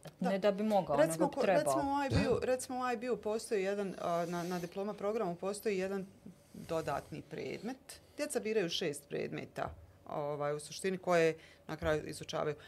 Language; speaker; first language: Bosnian; native; Bosnian